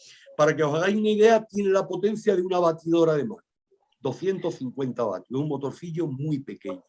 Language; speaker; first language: Spanish; native; Spanish